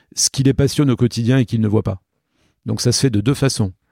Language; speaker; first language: French; native; French